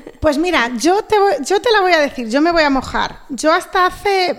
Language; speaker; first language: Spanish; native; Spanish